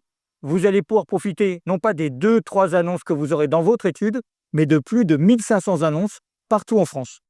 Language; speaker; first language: French; native; French